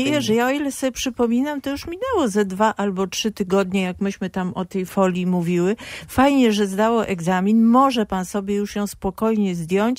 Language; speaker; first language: Polish; native; Polish